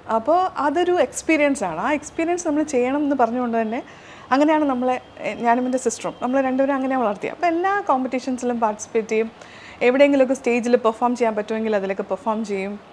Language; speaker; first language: Malayalam; non-native, local second language; Urdu